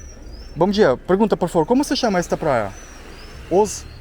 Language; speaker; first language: Portuguese; non-native, learner; Russian